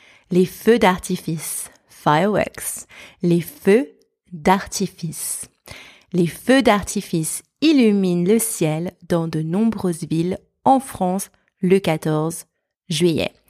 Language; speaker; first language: French; native; French